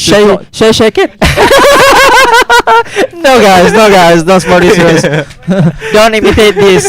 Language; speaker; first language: English; non-native, learner; Indonesian